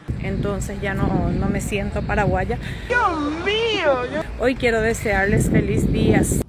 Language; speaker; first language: Spanish; native; Spanish